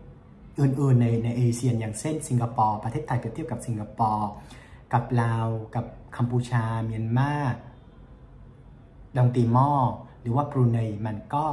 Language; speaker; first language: Thai; non-native, fluent; Vietnamese